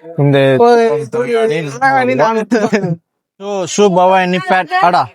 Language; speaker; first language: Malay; non-native, learner; Tamil